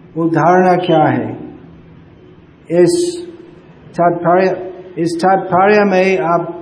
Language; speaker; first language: Hindi; native; Hindi